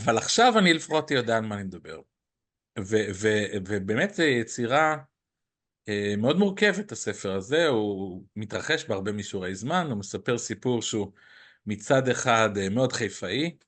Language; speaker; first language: Hebrew; native; Hebrew